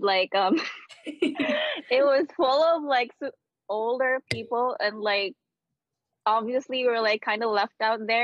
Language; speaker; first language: English; non-native, local second language; Filipino